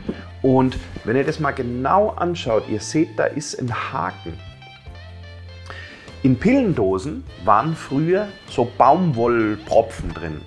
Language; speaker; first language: German; native; German